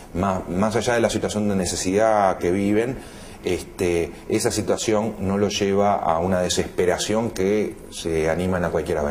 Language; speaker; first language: Spanish; native; Spanish